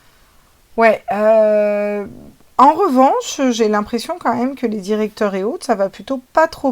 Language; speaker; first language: French; native; French